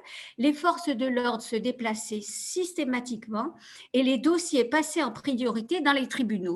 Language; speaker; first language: French; native; French